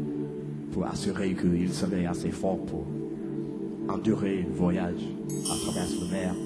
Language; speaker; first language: French; non-native, learner; English